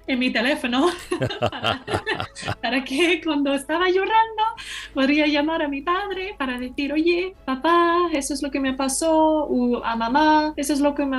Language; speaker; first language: Spanish; non-native, fluent; English